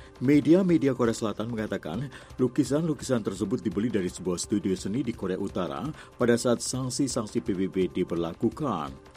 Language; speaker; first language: Indonesian; native; Indonesian